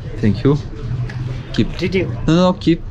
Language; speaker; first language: English; non-native, learner; Polish